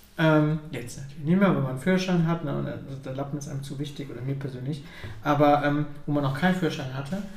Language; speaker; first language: German; early bilingual, other home language; Ukrainian